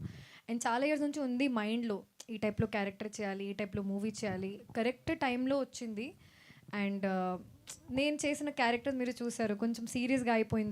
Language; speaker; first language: Telugu; non-native, fluent; Hindi